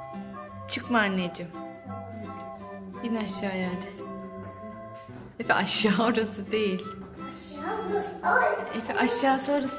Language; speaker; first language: Turkish; native; Turkish